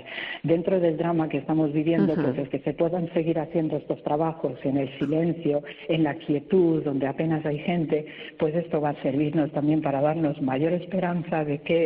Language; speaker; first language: Spanish; native; Spanish